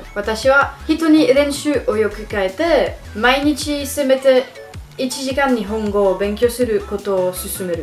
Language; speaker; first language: Japanese; non-native, learner; French